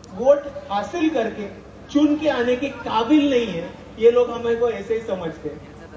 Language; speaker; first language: Hindi; non-native, local second language; Marathi